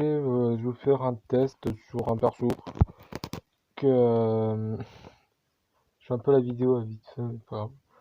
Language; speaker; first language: French; native; French